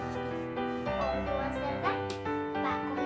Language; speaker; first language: Basque; non-native, local second language; Spanish